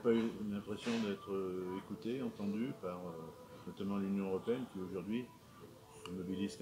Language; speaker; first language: French; native; French